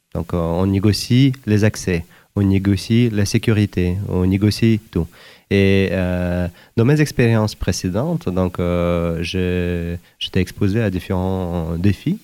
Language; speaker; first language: French; non-native, fluent; Uzbek